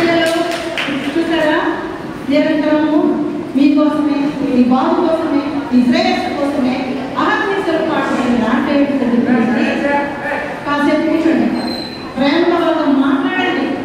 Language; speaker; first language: Telugu; native; Telugu